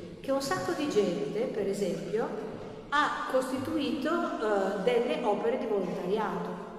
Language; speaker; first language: Italian; native; Italian